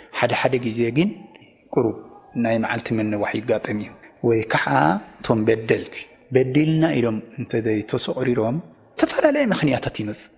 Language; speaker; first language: Tigrinya; non-native, local second language; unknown